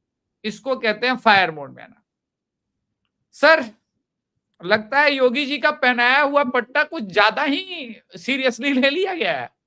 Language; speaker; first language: Hindi; native; Hindi